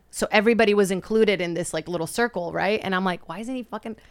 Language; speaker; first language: English; non-native, fluent; Portuguese